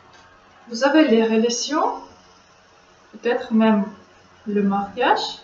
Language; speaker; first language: French; non-native, learner; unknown